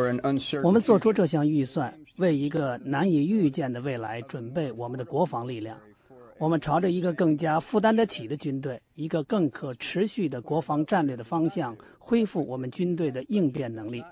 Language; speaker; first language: Chinese; native; Chinese